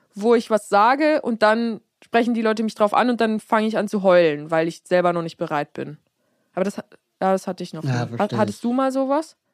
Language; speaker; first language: German; native; German